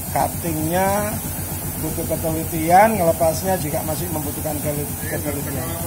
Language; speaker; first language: Indonesian; non-native, local second language; Javanese